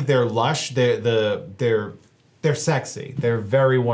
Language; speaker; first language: English; native; English